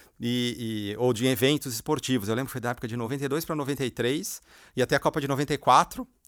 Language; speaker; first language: Portuguese; native; Portuguese